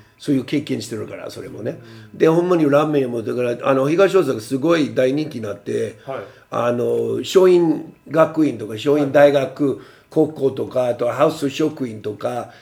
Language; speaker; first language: Japanese; non-native, fluent; English